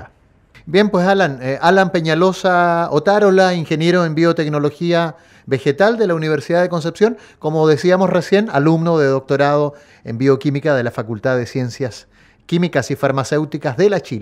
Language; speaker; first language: Spanish; native; Spanish